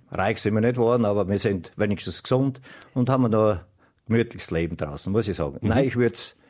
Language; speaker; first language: German; native; German